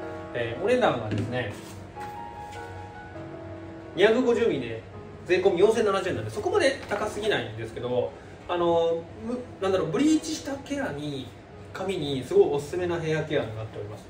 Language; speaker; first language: Japanese; native; Japanese